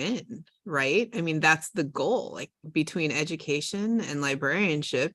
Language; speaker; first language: English; native; English